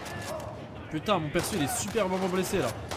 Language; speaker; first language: French; native; French